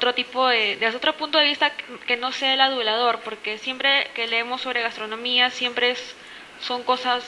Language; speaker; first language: Spanish; native; Spanish